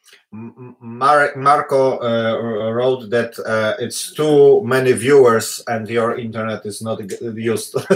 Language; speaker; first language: English; non-native, fluent; Polish